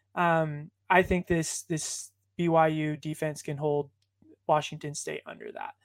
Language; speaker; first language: English; native; English